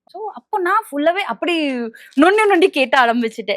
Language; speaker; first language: Tamil; non-native, local second language; Bangla